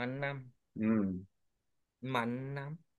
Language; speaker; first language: Korean; non-native, learner; Vietnamese